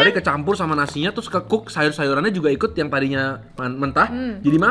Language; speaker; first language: Indonesian; native; Indonesian